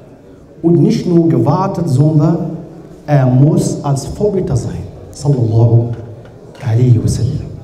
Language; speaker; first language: German; non-native, learner; Arabic